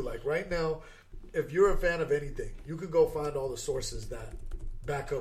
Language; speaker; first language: English; native; English